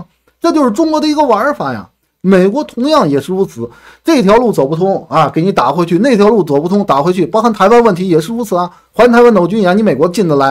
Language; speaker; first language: Chinese; native; Chinese